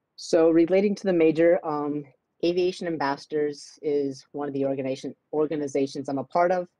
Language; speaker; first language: English; native; English